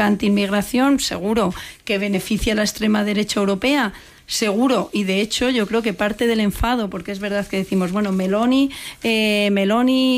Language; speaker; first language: Spanish; native; Spanish